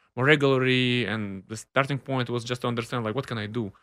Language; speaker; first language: English; non-native, fluent; Ukrainian